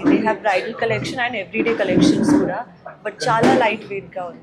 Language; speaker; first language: Telugu; non-native, fluent; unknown